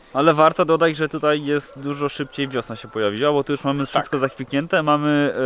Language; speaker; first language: Polish; native; Polish